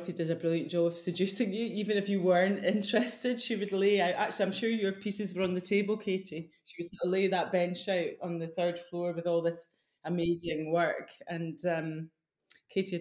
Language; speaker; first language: English; native; English